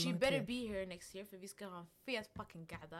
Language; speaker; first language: Swedish; non-native, local second language; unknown